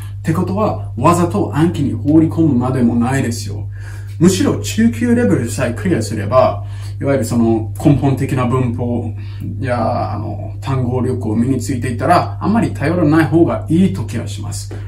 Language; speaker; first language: Japanese; non-native, fluent; English